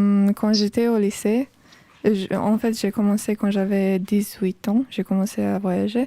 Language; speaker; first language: French; non-native, fluent; Romanian